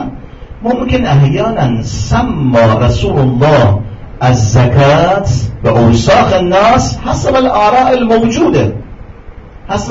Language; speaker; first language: Arabic; non-native, fluent; Persian